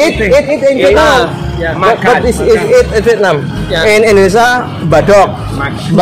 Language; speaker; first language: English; non-native, learner; Javanese